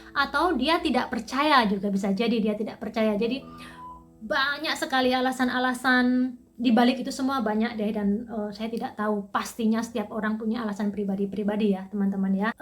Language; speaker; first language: Indonesian; native; Indonesian